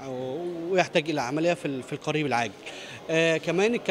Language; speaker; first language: Arabic; native; Arabic